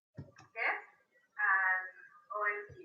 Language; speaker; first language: English; non-native, learner; Spanish